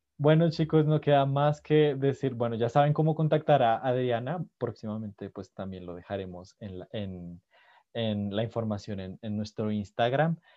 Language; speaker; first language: Spanish; native; Spanish